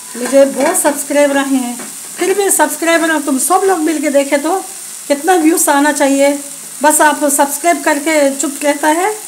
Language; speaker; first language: Hindi; non-native, local second language; Telugu